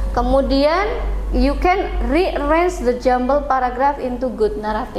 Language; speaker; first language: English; non-native, fluent; Indonesian